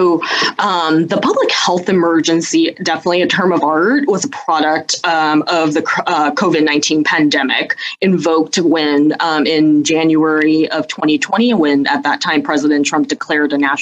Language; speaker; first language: English; early bilingual, other home language; Cantonese